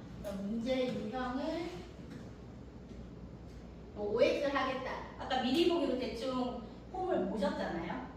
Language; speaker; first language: Korean; native; Korean